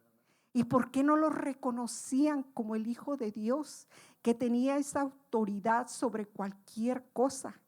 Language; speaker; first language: Spanish; native; Spanish